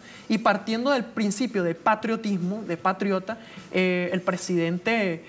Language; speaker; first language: Spanish; native; Spanish